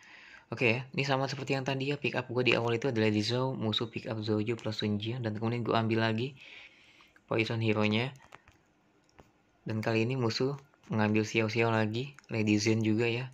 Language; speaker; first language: Indonesian; native; Indonesian